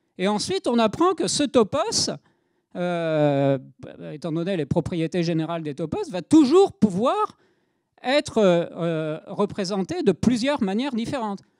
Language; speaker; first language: French; native; French